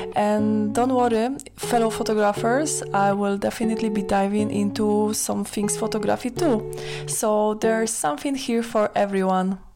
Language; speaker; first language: English; non-native, fluent; Polish